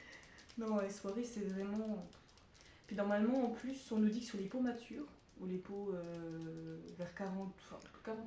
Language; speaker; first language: French; native; French